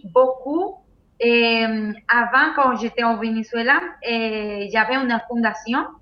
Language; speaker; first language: French; non-native, fluent; Spanish